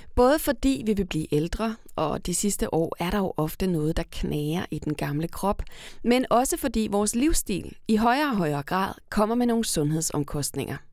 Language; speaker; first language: Danish; native; Danish